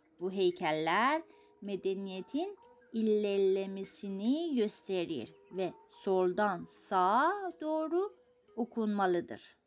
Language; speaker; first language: Turkish; non-native, fluent; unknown